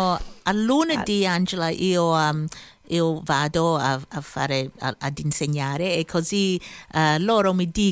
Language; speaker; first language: Italian; early bilingual, heritage; Italian